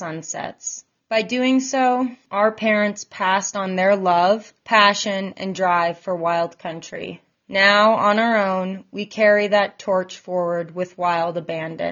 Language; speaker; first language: English; native; English